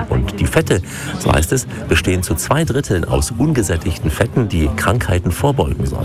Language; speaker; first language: German; native; German